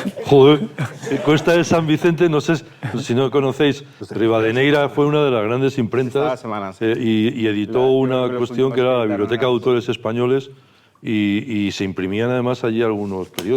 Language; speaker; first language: Spanish; native; Spanish